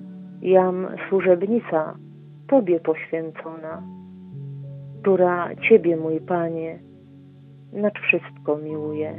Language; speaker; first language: Polish; native; Polish